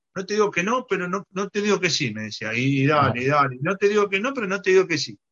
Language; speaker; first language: Spanish; native; Spanish